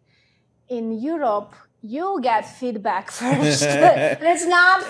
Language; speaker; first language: English; non-native, fluent; Hungarian